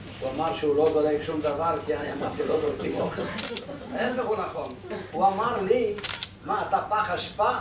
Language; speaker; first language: Hebrew; non-native, fluent; Polish